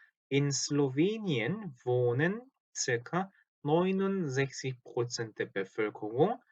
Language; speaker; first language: German; non-native, fluent; Korean